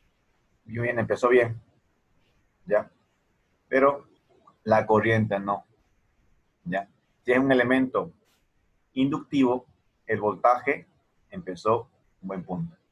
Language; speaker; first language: Spanish; native; Spanish